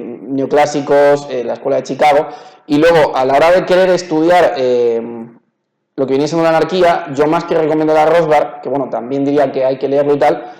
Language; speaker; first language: Spanish; native; Spanish